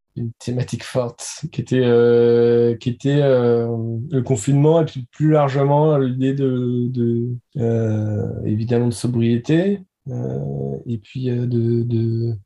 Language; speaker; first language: French; native; French